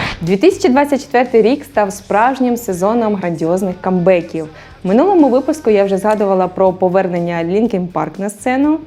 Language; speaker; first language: Ukrainian; native; Ukrainian